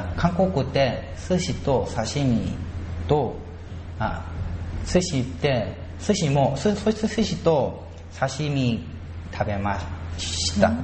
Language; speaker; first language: Japanese; non-native, learner; Korean